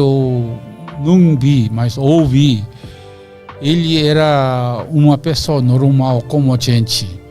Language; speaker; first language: Portuguese; non-native, learner; Korean